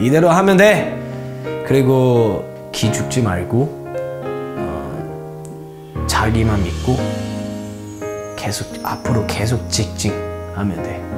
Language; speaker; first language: Korean; non-native, fluent; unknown